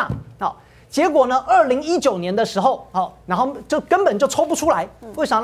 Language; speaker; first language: Chinese; native; Chinese